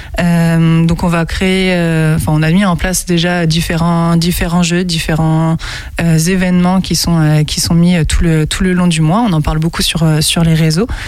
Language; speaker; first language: French; native; French